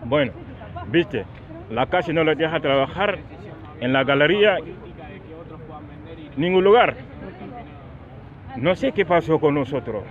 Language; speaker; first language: Spanish; non-native, learner; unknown